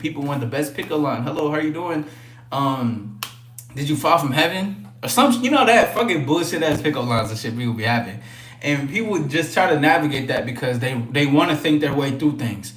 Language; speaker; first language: English; native; English